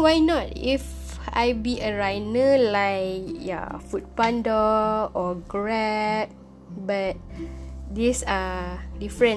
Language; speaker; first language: English; non-native, local second language; Malay